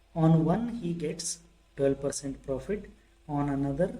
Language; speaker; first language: English; non-native, local second language; Kannada